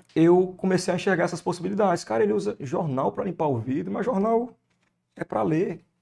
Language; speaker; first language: Portuguese; native; Portuguese